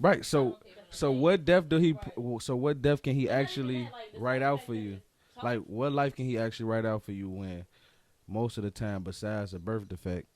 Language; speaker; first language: English; native; English